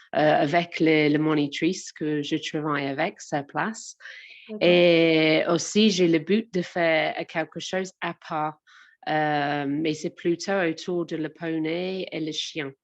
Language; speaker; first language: French; non-native, learner; English